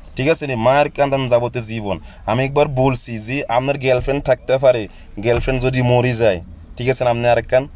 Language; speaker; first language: Bangla; non-native, fluent; Zulu